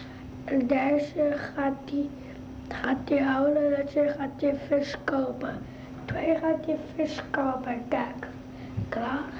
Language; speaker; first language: Dutch; early bilingual, other home language; Arabic